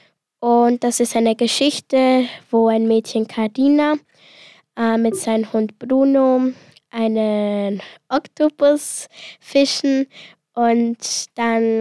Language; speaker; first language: German; early bilingual, other home language; Spanish